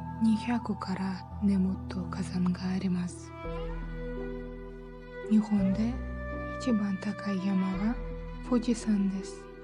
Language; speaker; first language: Japanese; non-native, learner; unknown